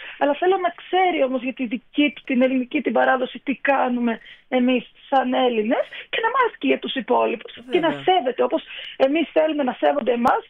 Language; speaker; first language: Greek; native; Greek